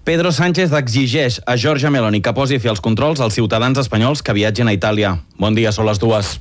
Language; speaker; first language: Catalan; native; Catalan